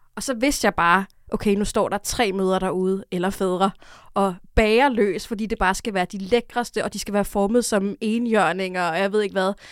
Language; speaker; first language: Danish; native; Danish